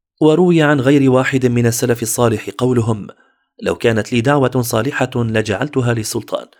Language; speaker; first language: Arabic; native; Arabic